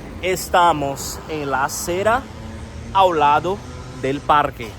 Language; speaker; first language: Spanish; non-native, fluent; Portuguese